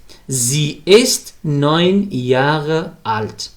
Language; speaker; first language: German; non-native, fluent; Pashto